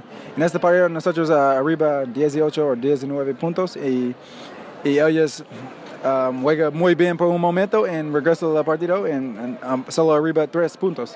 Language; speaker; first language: Spanish; non-native, learner; English